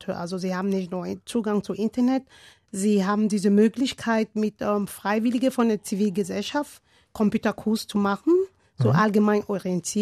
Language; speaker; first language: German; non-native, learner; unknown